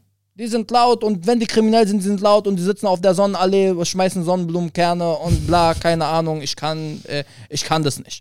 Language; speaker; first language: German; early bilingual, other home language; Arabic